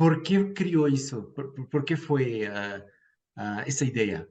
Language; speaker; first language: Portuguese; non-native, fluent; Spanish